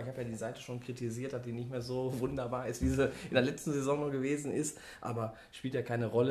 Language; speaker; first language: German; native; German